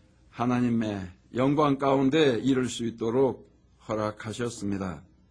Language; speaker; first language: Korean; native; Korean